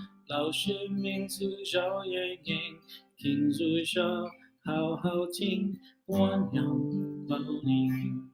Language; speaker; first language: Chinese; non-native, learner; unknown